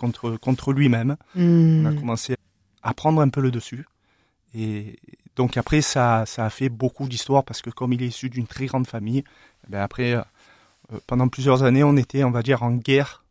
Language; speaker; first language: French; native; French